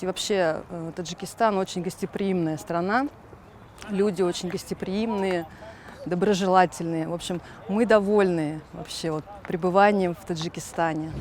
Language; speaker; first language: Russian; native; Russian